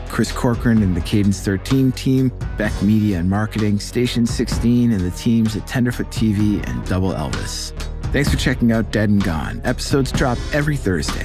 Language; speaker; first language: English; native; English